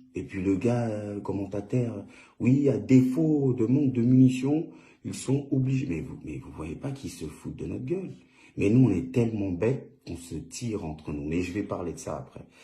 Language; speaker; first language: French; early bilingual, other home language; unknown